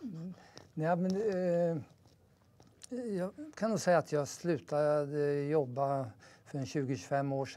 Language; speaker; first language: Swedish; native; Swedish